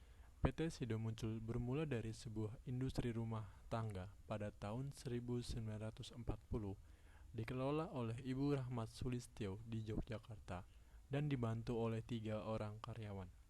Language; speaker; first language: Indonesian; native; Indonesian